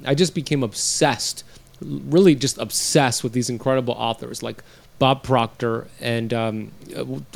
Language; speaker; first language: English; native; English